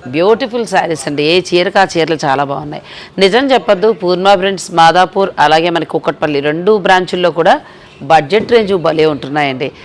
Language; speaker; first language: Telugu; native; Telugu